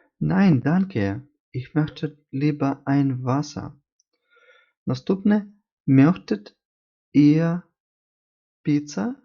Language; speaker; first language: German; non-native, fluent; Ukrainian